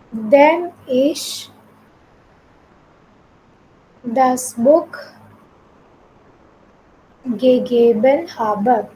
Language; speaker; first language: German; non-native, fluent; Hindi